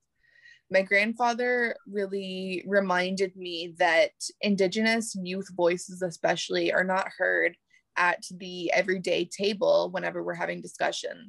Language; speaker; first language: English; native; English